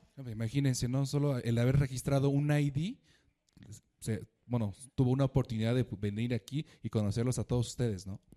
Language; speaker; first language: Spanish; native; Spanish